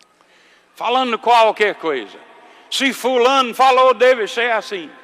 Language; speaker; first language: Portuguese; non-native, fluent; English